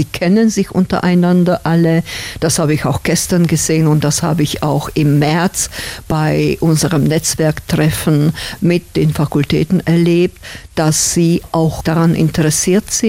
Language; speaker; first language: German; non-native, fluent; Slovak